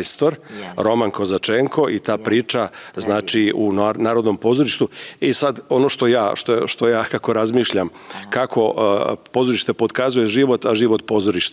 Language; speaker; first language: Serbian; native; Serbian